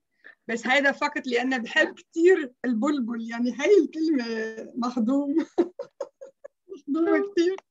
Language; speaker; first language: Arabic; non-native, learner; Dutch